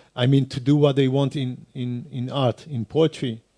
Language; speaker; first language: English; non-native, fluent; Hebrew